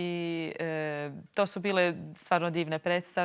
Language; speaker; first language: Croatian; non-native, local second language; Albanian